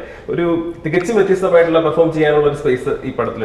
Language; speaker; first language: Malayalam; native; Malayalam